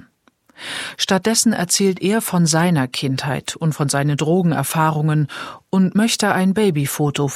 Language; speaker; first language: German; native; German